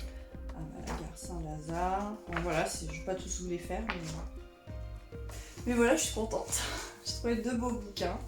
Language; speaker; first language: French; native; French